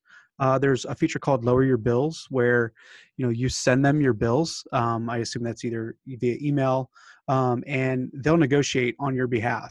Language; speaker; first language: English; native; English